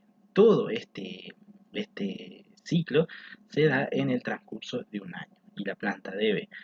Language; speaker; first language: Spanish; native; Spanish